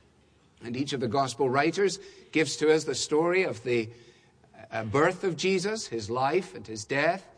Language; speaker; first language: English; native; English